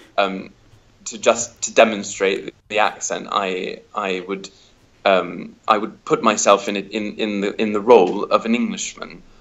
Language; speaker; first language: English; native; English